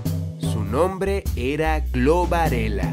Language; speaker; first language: Spanish; non-native, fluent; English